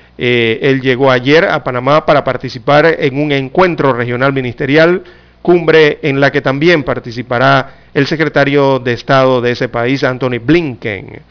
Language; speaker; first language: Spanish; native; Spanish